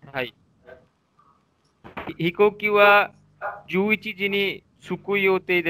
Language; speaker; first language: Japanese; non-native, learner; Bangla